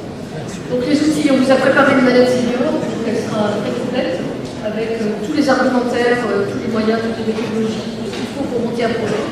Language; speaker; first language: French; native; French